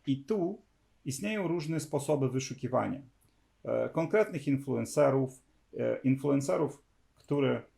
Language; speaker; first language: Polish; non-native, fluent; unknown